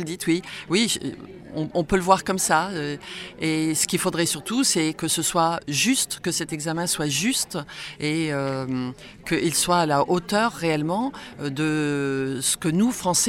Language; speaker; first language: French; native; French